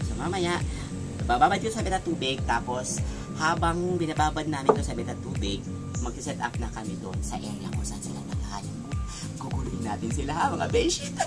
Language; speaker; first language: Filipino; non-native, local second language; Bikol